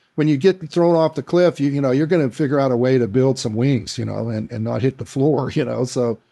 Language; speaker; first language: English; native; English